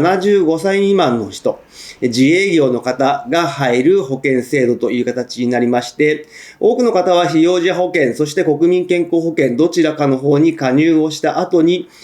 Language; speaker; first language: Japanese; native; Japanese